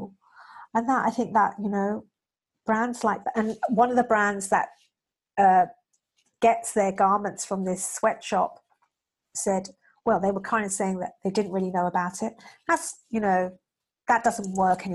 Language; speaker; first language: English; native; English